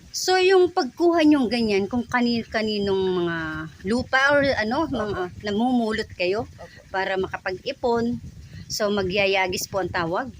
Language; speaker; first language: Filipino; non-native, local second language; Bikol